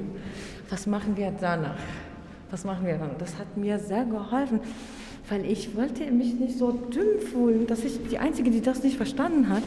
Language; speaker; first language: German; non-native, learner; Arabic